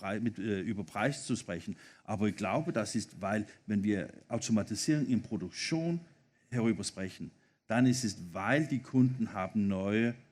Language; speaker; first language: German; non-native, fluent; Danish